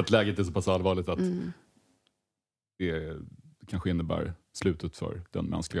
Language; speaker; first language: Swedish; native; Swedish